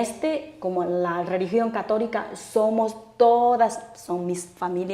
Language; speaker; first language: Spanish; non-native, fluent; Chinese